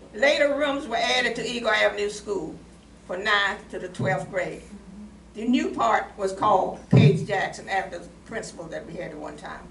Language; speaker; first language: English; native; English